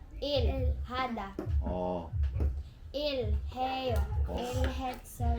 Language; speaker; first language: Korean; non-native, learner; Cebuano